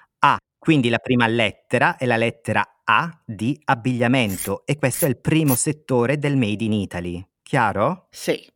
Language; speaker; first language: Italian; native; Italian